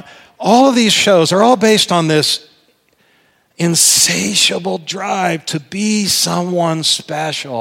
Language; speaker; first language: English; native; English